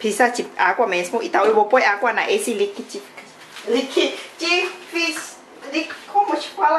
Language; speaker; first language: Portuguese; non-native, fluent; Thai